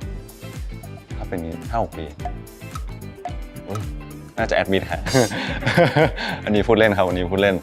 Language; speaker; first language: Thai; native; Thai